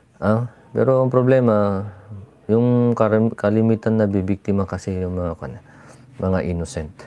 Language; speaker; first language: Filipino; non-native, local second language; Iloko